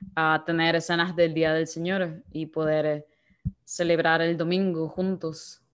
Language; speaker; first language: Spanish; native; Spanish